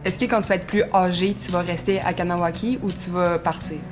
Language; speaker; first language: French; native; French